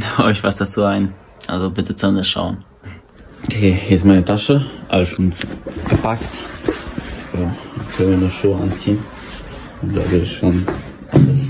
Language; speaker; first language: German; early bilingual, other home language; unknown